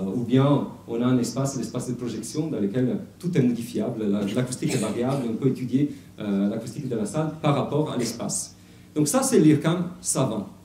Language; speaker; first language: French; non-native, fluent; Italian